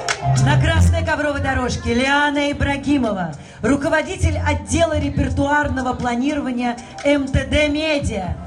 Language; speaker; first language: Russian; native; Russian